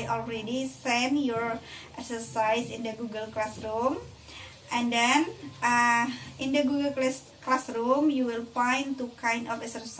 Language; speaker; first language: English; non-native, learner; Indonesian